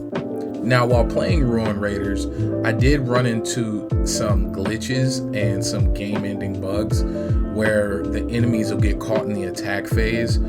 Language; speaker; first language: English; native; English